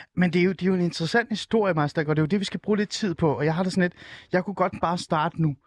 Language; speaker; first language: Danish; early bilingual, other home language; Persian